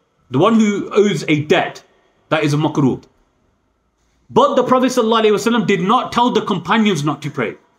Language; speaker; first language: English; native; English